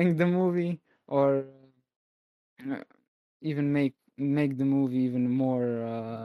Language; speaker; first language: English; non-native, fluent; Serbian